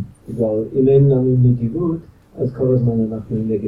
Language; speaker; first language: Hebrew; non-native, fluent; English